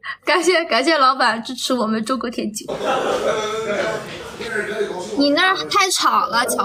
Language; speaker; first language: Chinese; native; Chinese